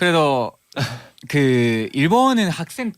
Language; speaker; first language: Korean; non-native, fluent; Japanese